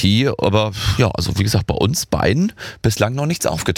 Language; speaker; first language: German; native; German